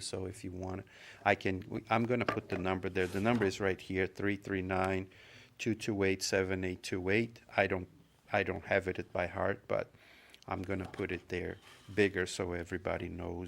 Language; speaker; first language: English; non-native, fluent; Portuguese